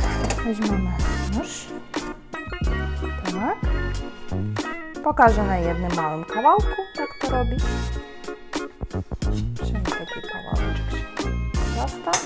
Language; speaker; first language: Polish; non-native, fluent; Ukrainian